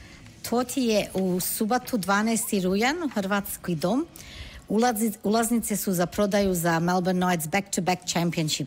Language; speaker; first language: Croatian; early bilingual, heritage; Croatian